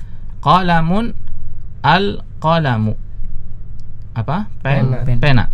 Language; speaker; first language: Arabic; non-native, fluent; Indonesian